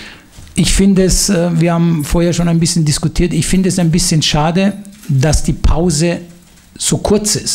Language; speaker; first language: German; non-native, fluent; Italian